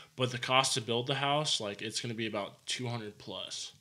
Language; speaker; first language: English; native; English